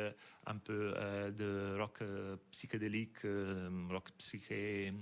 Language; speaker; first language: French; non-native, fluent; Italian